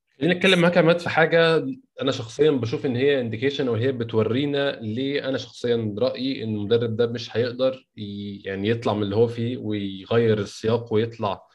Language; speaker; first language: Arabic; native; Arabic